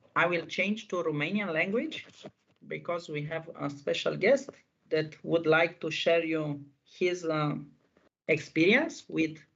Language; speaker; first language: English; non-native, fluent; Romanian